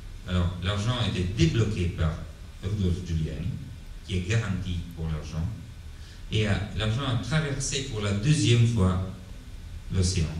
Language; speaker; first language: French; non-native, fluent; Italian